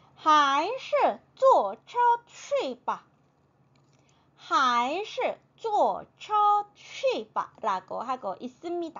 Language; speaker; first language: Chinese; non-native, fluent; Korean